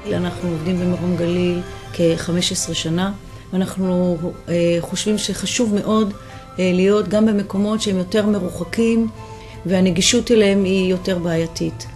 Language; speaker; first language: Hebrew; native; Hebrew